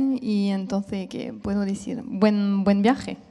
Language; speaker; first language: Spanish; non-native, fluent; French